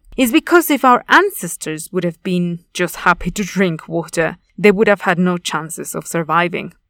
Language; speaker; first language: English; non-native, fluent; Spanish